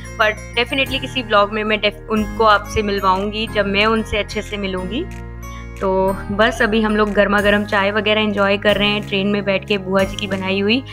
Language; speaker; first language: Hindi; native; Hindi